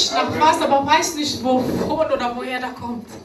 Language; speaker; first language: German; non-native, learner; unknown